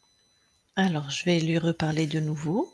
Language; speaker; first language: French; native; French